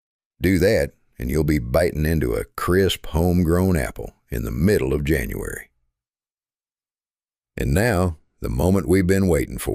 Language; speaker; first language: English; native; English